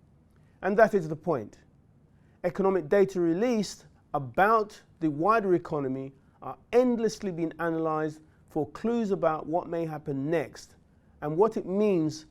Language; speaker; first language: English; native; English